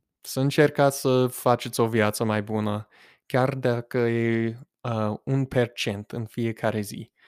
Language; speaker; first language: Romanian; non-native, fluent; English